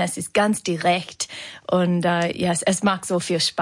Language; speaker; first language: German; non-native, learner; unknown